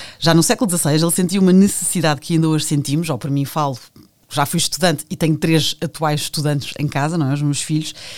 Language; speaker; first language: Portuguese; native; Portuguese